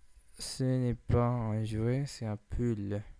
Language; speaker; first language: French; non-native, learner; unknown